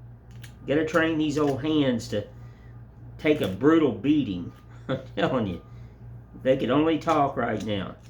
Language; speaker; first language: English; native; English